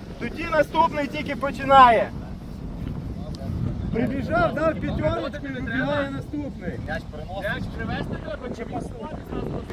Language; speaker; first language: Ukrainian; native; Ukrainian